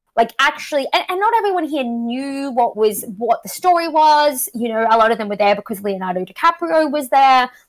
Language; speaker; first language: English; native; English